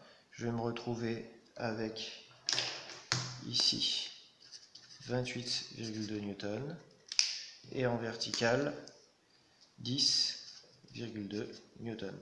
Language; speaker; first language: French; native; French